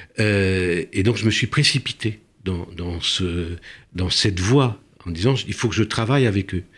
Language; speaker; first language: French; early bilingual, other home language; Romanian